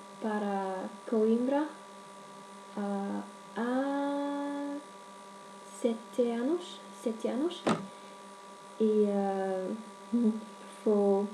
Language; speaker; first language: Portuguese; non-native, learner; Cantonese